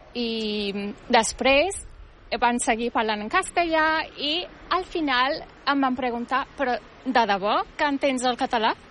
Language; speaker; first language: Catalan; non-native, fluent; Turkish